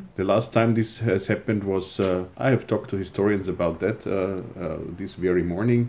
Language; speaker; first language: English; non-native, fluent; German